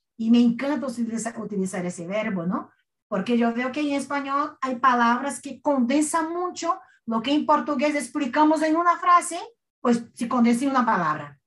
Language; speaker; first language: Spanish; non-native, fluent; Portuguese